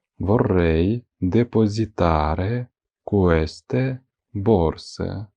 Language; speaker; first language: Italian; non-native, fluent; Ukrainian